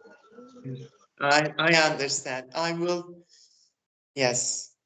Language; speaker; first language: English; non-native, learner; Turkish